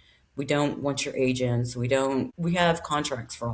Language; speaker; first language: English; native; English